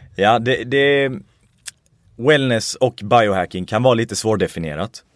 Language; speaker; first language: Swedish; native; Swedish